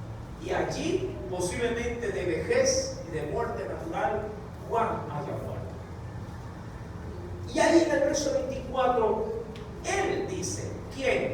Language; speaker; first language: Spanish; native; Spanish